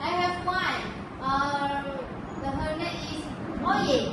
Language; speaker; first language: English; non-native, learner; Malay